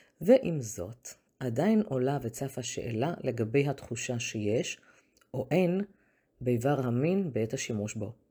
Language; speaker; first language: Hebrew; native; Hebrew